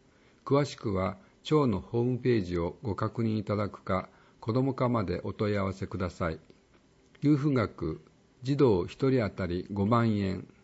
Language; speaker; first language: Japanese; native; Japanese